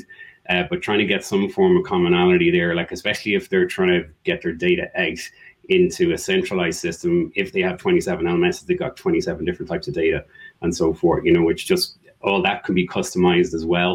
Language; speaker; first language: English; native; English